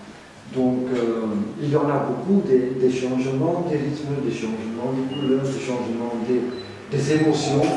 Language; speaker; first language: French; non-native, fluent; Dutch